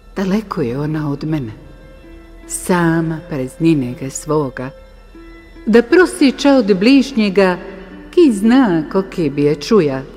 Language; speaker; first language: Bosnian; native; Bosnian